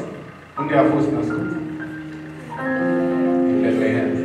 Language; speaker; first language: Romanian; non-native, learner; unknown